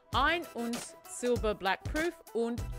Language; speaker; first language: German; non-native, learner; English